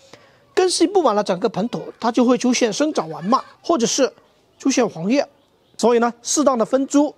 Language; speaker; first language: Chinese; native; Chinese